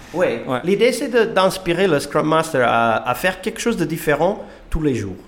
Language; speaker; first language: French; non-native, fluent; Portuguese